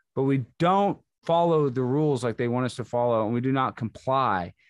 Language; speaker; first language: English; native; English